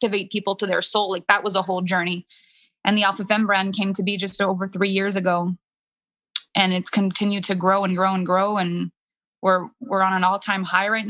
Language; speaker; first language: English; non-native, fluent; French